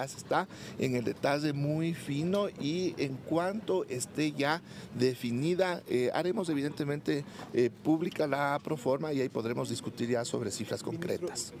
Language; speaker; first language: Spanish; native; Spanish